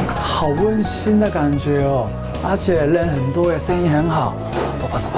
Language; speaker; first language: Chinese; non-native, fluent; Japanese